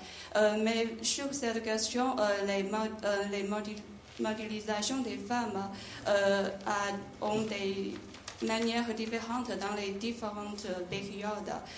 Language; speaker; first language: French; non-native, learner; Chinese